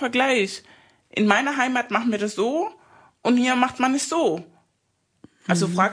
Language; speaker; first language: German; non-native, fluent; Spanish